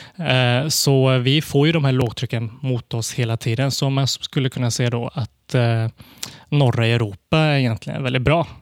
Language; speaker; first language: Swedish; early bilingual, other home language; Cantonese